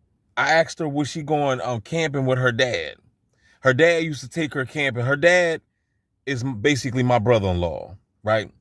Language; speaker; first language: English; native; English